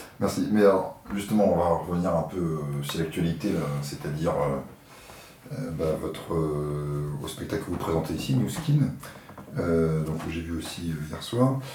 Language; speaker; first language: French; native; French